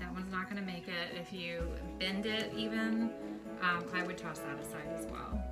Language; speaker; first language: English; native; English